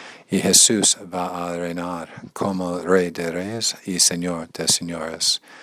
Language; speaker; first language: Spanish; non-native, learner; English